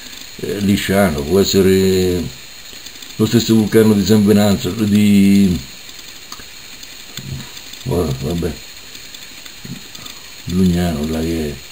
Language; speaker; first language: Italian; native; Italian